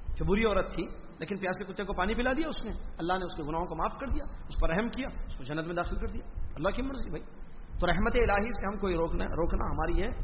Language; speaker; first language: Urdu; native; Urdu